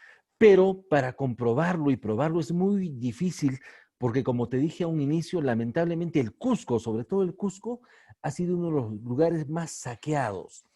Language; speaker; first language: Spanish; native; Spanish